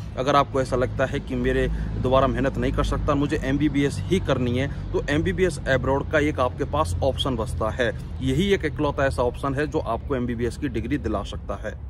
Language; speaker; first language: Hindi; native; Hindi